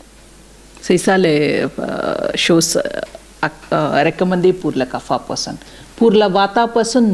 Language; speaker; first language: French; non-native, learner; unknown